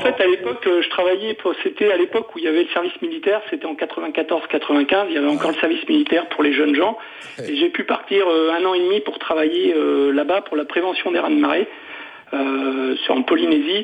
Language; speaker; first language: French; native; French